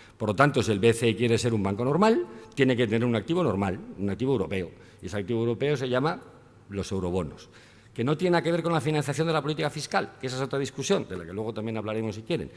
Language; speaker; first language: Spanish; native; Spanish